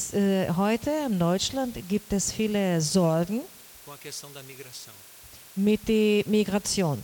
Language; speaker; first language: German; non-native, learner; Portuguese